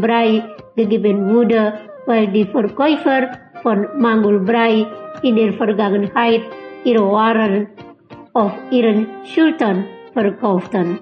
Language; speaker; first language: German; non-native, learner; Indonesian